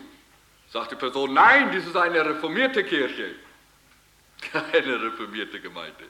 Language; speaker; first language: German; early bilingual, heritage; German